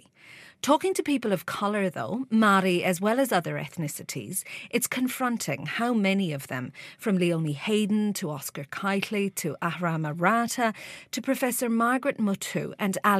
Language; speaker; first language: English; native; English